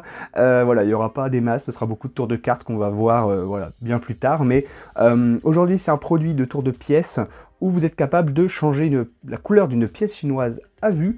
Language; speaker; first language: French; native; French